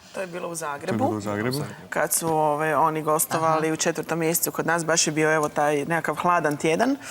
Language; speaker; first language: Croatian; native; Croatian